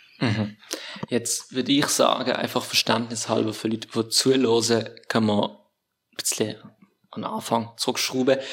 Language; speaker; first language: German; native; German